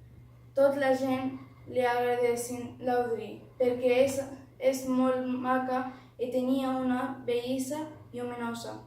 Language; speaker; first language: Catalan; non-native, learner; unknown